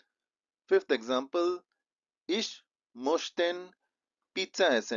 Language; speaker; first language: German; non-native, fluent; Hindi